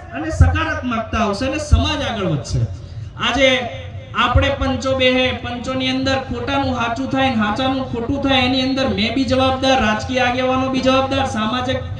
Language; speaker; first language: Gujarati; non-native, local second language; Rathawi